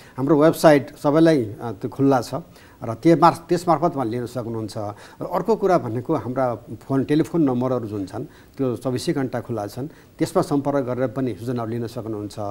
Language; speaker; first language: Nepali; native; Nepali